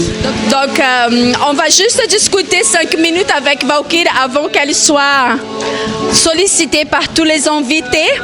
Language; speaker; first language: French; non-native, fluent; Portuguese